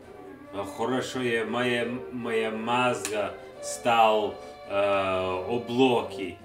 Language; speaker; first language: Russian; non-native, learner; English